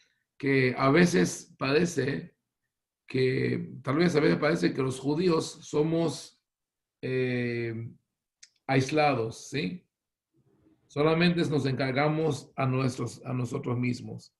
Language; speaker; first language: Spanish; non-native, fluent; Hebrew